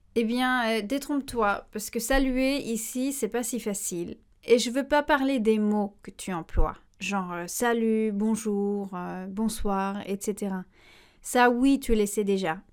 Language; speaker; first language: French; native; French